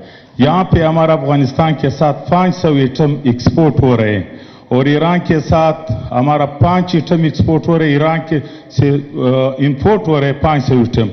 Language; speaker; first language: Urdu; non-native, local second language; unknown